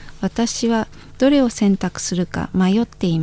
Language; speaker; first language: Japanese; non-native, fluent; Indonesian